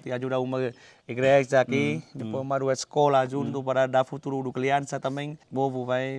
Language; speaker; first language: Portuguese; non-native, learner; Vietnamese